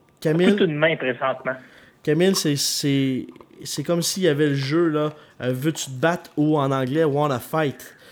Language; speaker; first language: French; native; French